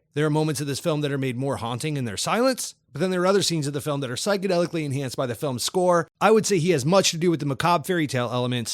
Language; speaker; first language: English; native; English